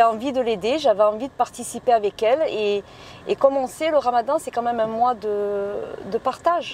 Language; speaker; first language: French; native; French